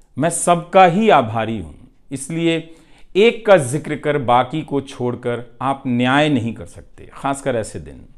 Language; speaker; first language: Hindi; non-native, local second language; Bhojpuri